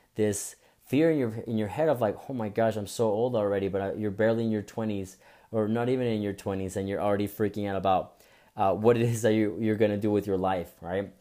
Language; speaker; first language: English; early bilingual, other home language; Spanish